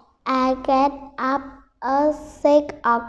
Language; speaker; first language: English; non-native, learner; Vietnamese